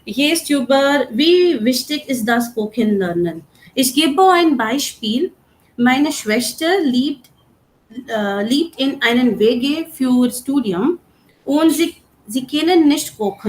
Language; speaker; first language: German; non-native, learner; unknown